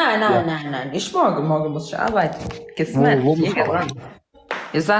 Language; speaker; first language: German; non-native, learner; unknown